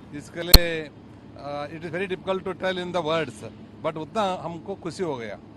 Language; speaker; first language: Hindi; non-native, local second language; Kannada